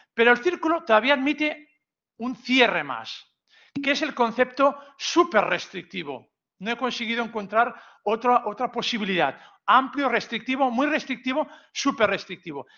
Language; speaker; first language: Spanish; non-native, local second language; Catalan